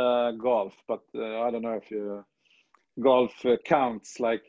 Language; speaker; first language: English; non-native, fluent; Swedish